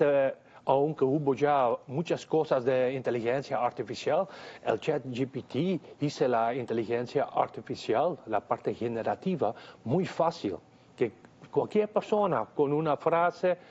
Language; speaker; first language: Spanish; non-native, fluent; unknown